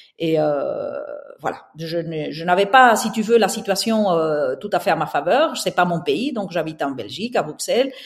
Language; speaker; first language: French; non-native, fluent; Spanish